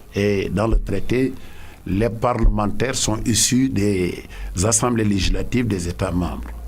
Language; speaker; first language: French; non-native, local second language; Wolof